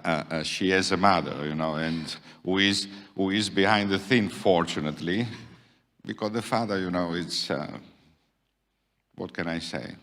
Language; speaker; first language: English; non-native, fluent; Italian